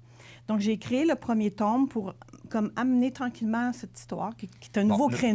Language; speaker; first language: French; native; French